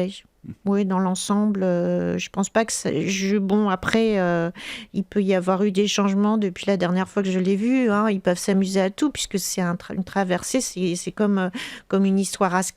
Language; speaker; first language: French; native; French